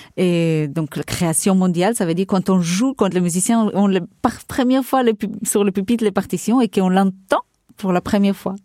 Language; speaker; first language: French; non-native, fluent; Portuguese